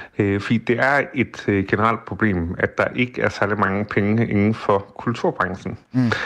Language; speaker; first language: Danish; native; Danish